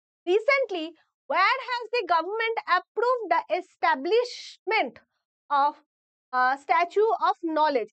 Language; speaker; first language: English; non-native, local second language; Bangla